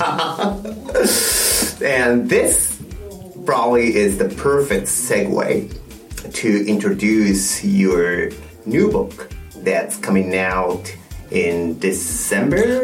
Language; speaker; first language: English; non-native, fluent; Japanese